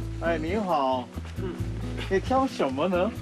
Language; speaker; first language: Chinese; non-native, fluent; Korean